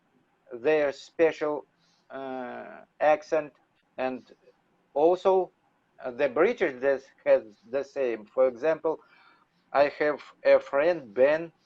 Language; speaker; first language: English; non-native, learner; Russian